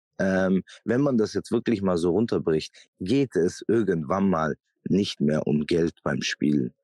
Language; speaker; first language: German; native; German